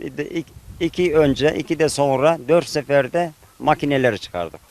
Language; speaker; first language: Turkish; native; Turkish